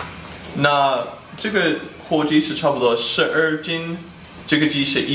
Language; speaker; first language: Chinese; non-native, fluent; English